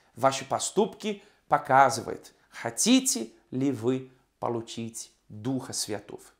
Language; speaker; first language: Russian; non-native, fluent; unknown